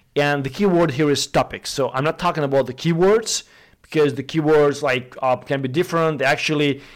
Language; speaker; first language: English; non-native, fluent; Albanian